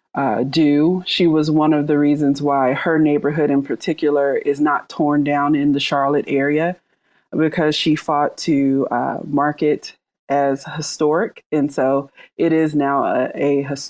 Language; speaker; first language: English; native; English